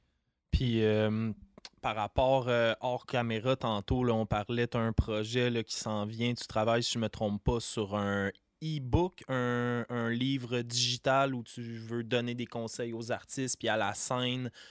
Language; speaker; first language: French; native; French